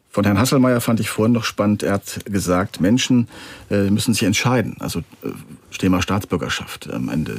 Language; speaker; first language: German; native; German